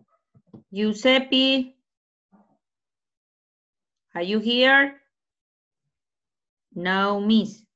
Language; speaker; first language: English; non-native, learner; Spanish